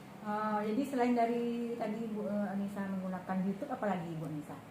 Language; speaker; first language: Indonesian; native; Indonesian